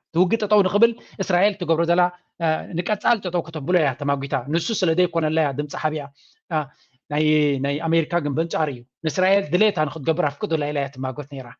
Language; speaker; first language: Tigrinya; native; Tigrinya